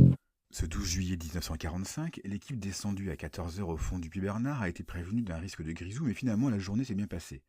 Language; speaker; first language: French; native; French